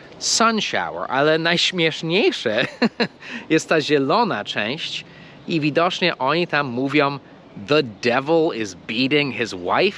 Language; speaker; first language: Polish; non-native, fluent; English